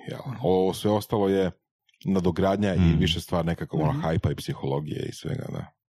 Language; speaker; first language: Croatian; native; Croatian